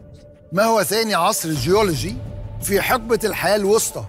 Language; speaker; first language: Arabic; native; Arabic